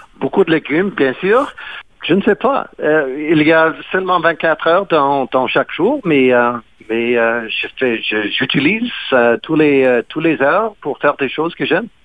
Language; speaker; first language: French; non-native, fluent; English